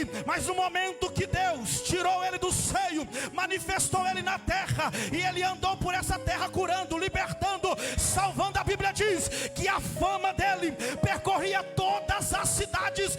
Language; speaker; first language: Portuguese; native; Portuguese